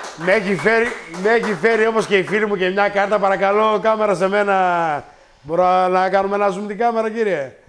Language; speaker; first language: Greek; native; Greek